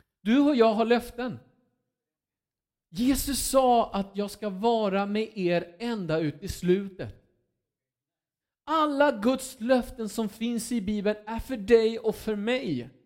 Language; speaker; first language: Swedish; non-native, fluent; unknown